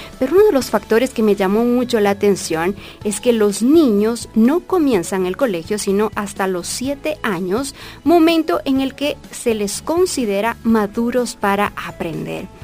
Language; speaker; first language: Spanish; native; Spanish